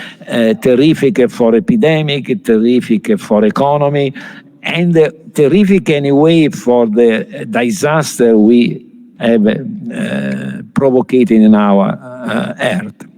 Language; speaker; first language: English; non-native, fluent; Italian